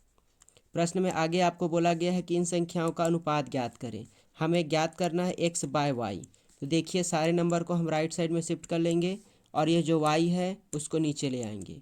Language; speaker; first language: Hindi; native; Hindi